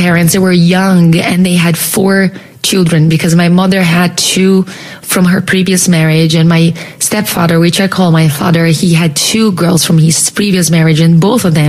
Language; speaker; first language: English; non-native, fluent; Portuguese